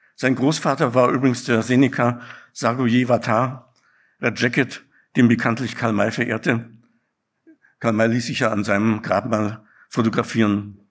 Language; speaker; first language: German; native; German